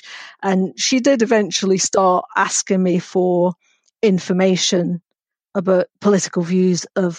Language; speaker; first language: English; native; English